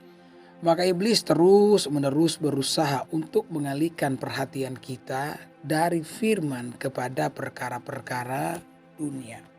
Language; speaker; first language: Indonesian; native; Indonesian